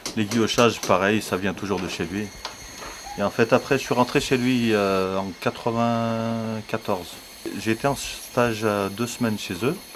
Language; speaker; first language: French; early bilingual, other home language; Turkish